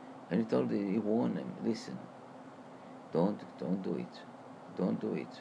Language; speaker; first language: English; non-native, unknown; Hebrew